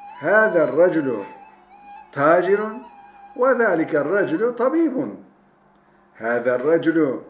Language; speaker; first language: Arabic; non-native, fluent; Turkish